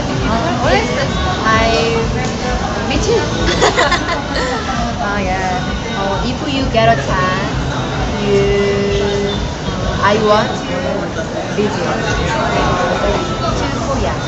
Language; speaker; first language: English; non-native, learner; Korean